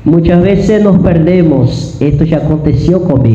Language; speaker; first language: Spanish; native; Spanish